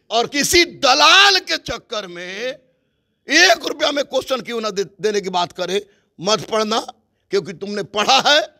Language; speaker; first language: Hindi; native; Hindi